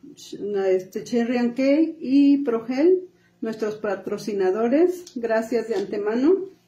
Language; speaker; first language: Spanish; native; Spanish